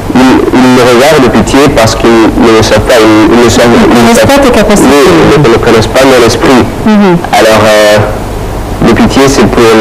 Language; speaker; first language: French; non-native, fluent; Arabic